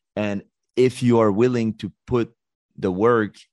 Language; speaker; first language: English; native; English